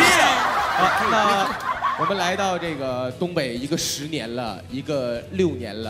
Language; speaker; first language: Chinese; native; Chinese